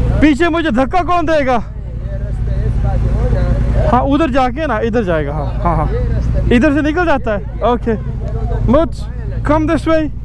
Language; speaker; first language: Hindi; early bilingual, heritage; Urdu